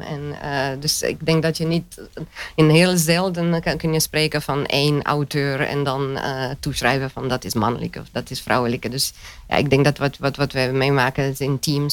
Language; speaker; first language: Dutch; non-native, fluent; Romanian